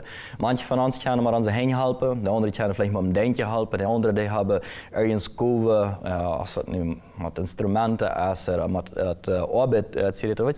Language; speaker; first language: German; non-native, local second language; Plautdietsch